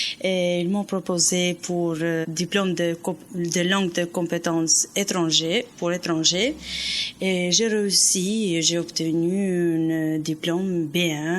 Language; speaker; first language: French; non-native, learner; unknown